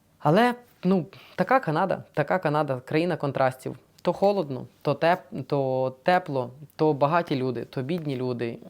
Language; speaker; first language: Ukrainian; non-native, local second language; Russian